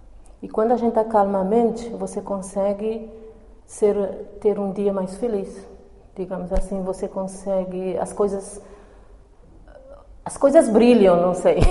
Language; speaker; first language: Portuguese; non-native, local second language; Kabuverdianu